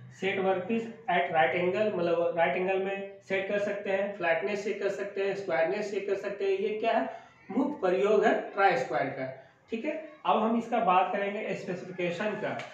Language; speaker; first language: Hindi; native; Hindi